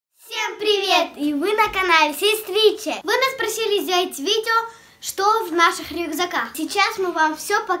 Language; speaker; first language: Russian; early bilingual, heritage; Russian